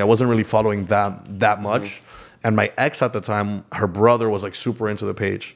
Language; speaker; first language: English; early bilingual, other home language; Spanish